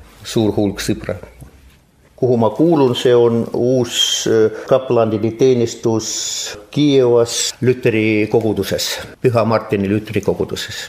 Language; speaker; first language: Estonian; non-native, local second language; Russian